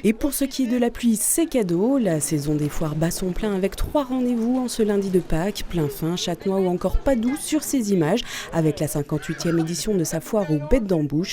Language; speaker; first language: French; native; French